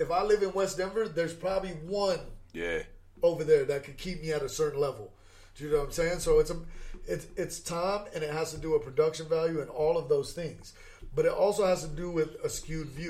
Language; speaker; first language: English; native; English